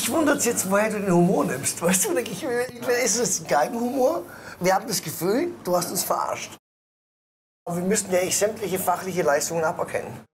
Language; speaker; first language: German; native; German